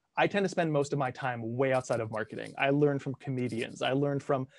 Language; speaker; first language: English; early bilingual, other home language; Italian